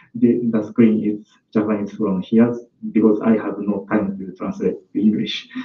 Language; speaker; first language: English; non-native, learner; Japanese